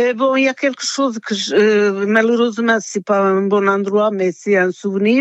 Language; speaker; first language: French; non-native, fluent; Portuguese